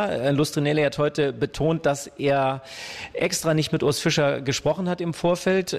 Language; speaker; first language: German; native; German